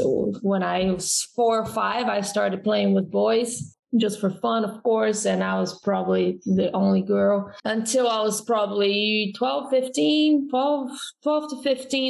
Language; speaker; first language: English; non-native, fluent; Portuguese